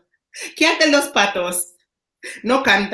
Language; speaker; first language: Spanish; non-native, fluent; English